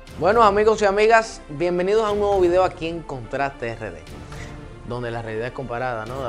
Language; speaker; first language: Spanish; native; Spanish